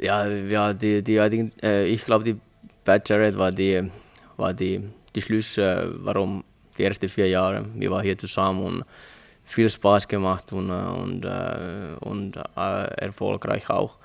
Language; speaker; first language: German; non-native, learner; Finnish